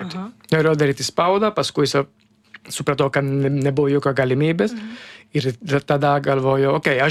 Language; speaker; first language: Lithuanian; non-native, learner; Italian